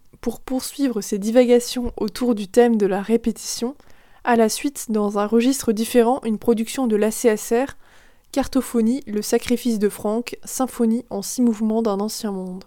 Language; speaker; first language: French; native; French